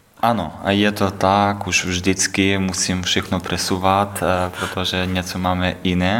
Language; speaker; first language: Czech; non-native, learner; Ukrainian